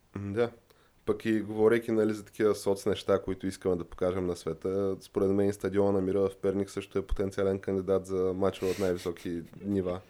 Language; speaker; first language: Bulgarian; native; Bulgarian